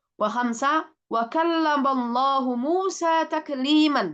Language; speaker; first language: Arabic; non-native, fluent; Indonesian